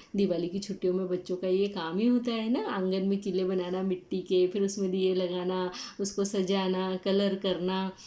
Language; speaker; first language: Hindi; non-native, local second language; Marathi